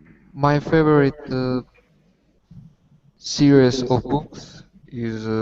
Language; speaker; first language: English; non-native, learner; Russian